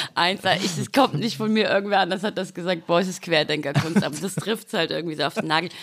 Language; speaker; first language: German; native; German